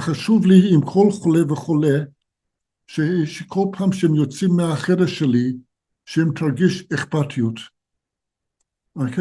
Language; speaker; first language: Hebrew; non-native, fluent; English